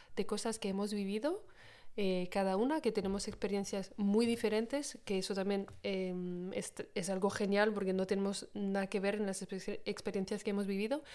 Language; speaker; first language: Spanish; non-native, fluent; French